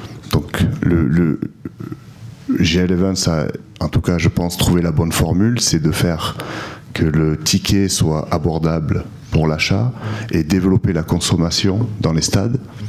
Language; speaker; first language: French; native; French